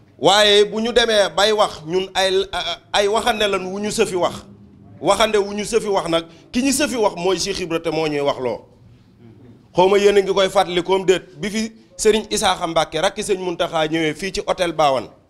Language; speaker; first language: Wolof; native; Wolof